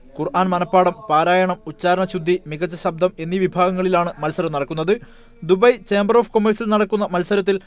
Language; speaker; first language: Malayalam; native; Malayalam